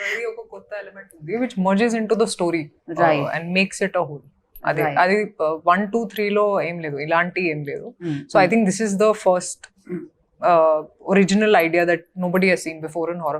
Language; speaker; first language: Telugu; non-native, fluent; Hindi